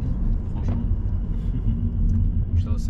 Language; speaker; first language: French; native; French